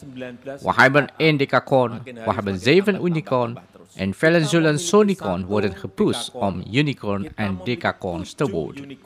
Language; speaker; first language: Dutch; non-native, fluent; Indonesian